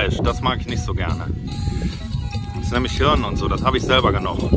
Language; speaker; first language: German; native; German